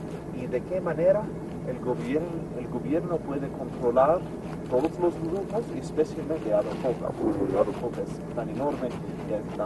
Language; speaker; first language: Spanish; non-native, fluent; English